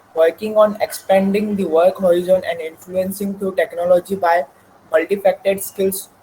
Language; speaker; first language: English; non-native, local second language; Marathi